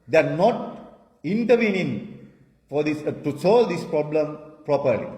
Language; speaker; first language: English; non-native, local second language; Sinhala